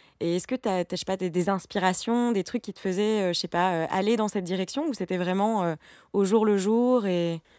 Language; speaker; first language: French; native; French